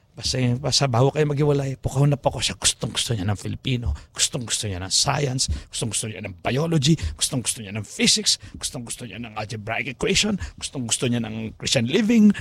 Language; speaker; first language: Filipino; non-native, local second language; Pampanga